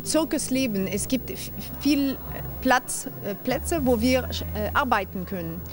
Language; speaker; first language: German; non-native, learner; French